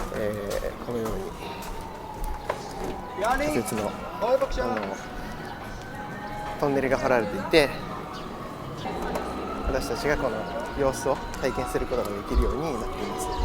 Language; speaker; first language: Japanese; native; Japanese